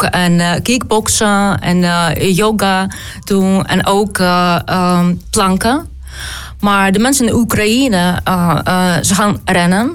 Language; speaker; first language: Dutch; non-native, learner; Ukrainian